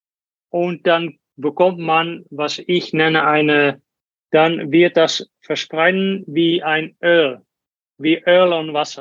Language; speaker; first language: German; non-native, learner; Dutch